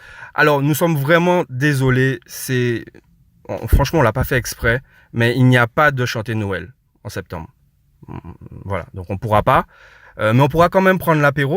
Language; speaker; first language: French; non-native, local second language; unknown